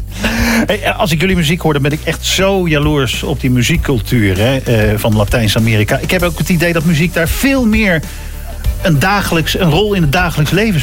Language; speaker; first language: Dutch; native; Dutch